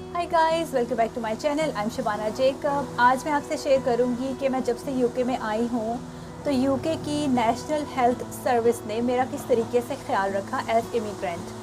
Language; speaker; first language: Urdu; non-native, local second language; Punjabi